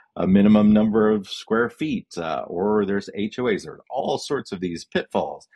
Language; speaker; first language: English; native; English